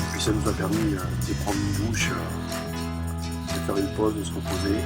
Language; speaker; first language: French; native; French